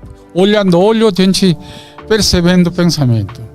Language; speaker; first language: Portuguese; non-native, learner; Korean